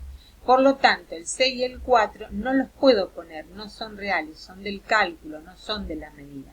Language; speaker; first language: Spanish; native; Spanish